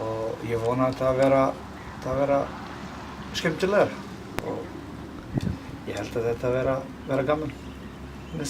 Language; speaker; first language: Icelandic; non-native, learner; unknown